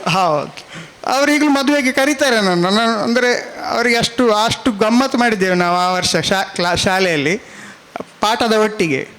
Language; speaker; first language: Kannada; non-native, local second language; Tulu